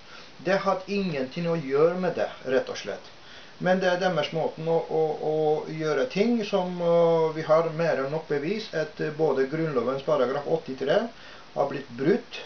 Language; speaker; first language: Norwegian; non-native, fluent; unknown